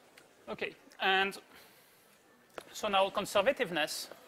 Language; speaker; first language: English; native; English